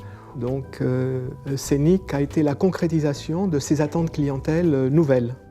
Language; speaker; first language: French; native; French